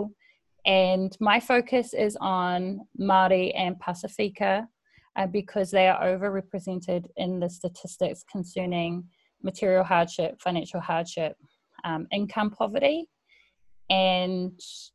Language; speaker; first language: English; native; English